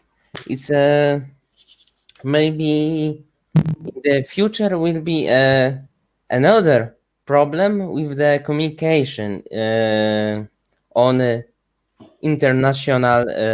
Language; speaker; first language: English; non-native, learner; Ukrainian